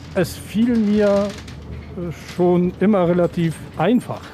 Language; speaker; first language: German; non-native, fluent; Polish